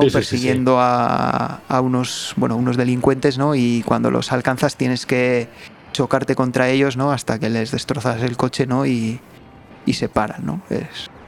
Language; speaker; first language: Spanish; native; Spanish